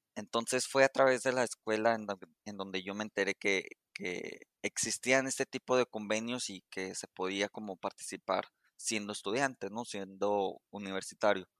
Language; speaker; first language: Spanish; native; Spanish